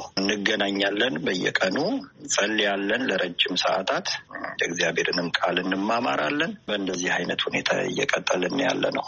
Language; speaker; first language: Amharic; non-native, local second language; Italian